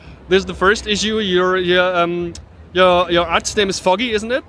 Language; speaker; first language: English; non-native, learner; German